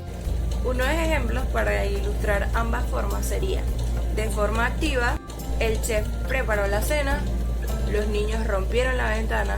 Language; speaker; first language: Spanish; native; Spanish